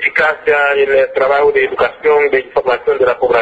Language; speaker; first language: Spanish; non-native, fluent; French